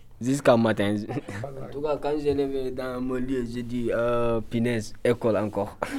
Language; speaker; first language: French; non-native, local second language; Fula